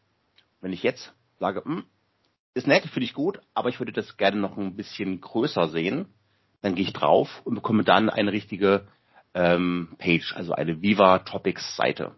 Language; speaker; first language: German; native; German